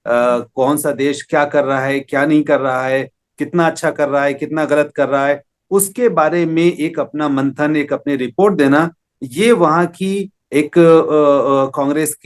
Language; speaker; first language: Hindi; native; Hindi